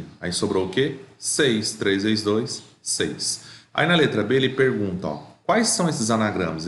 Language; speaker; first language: Portuguese; native; Portuguese